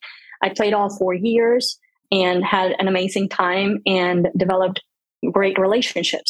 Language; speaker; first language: English; non-native, fluent; Spanish